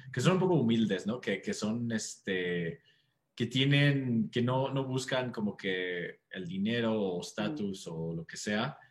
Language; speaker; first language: Spanish; non-native, fluent; English